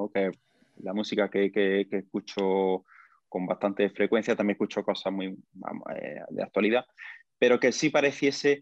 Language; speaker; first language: Spanish; native; Spanish